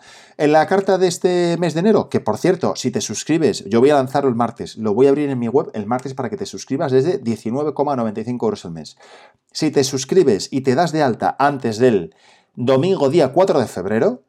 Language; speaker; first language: Spanish; native; Spanish